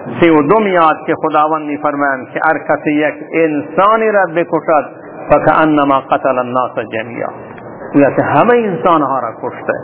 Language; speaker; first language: Persian; non-native, local second language; Baluchi